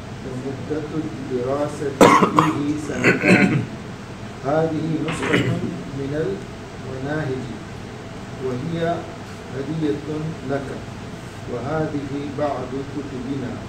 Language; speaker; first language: Arabic; non-native, learner; Urdu